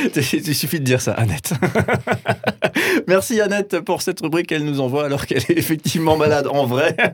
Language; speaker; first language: French; non-native, fluent; Latvian